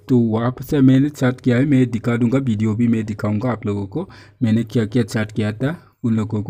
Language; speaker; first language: Hindi; non-native, local second language; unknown